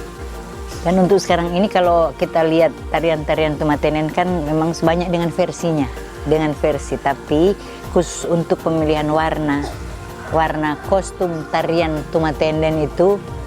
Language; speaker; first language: Indonesian; native; Indonesian